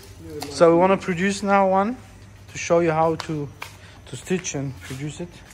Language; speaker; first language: English; non-native, fluent; German